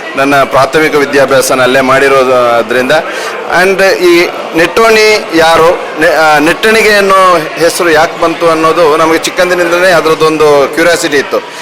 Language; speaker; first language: Kannada; non-native, local second language; Tulu